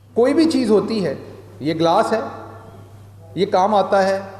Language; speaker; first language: Urdu; non-native, local second language; Punjabi